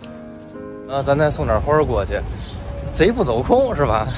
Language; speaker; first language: Chinese; native; Chinese